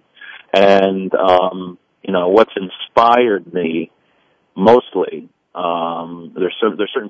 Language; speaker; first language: English; early bilingual, other home language; Italian